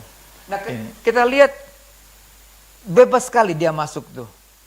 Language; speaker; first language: Indonesian; native; Indonesian